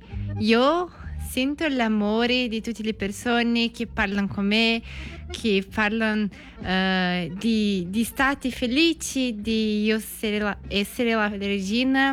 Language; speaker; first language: Italian; non-native, learner; Portuguese